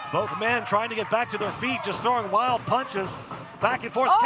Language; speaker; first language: English; native; English